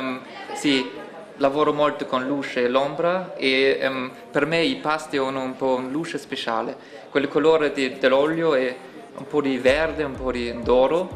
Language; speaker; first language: Italian; non-native, learner; German